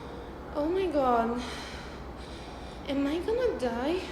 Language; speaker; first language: English; non-native, fluent; Portuguese